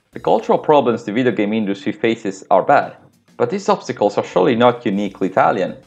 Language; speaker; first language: English; non-native, fluent; Italian